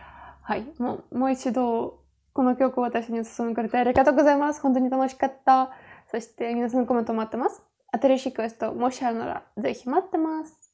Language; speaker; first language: Japanese; non-native, fluent; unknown